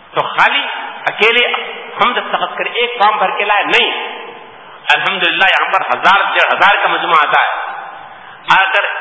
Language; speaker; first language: Urdu; native; Urdu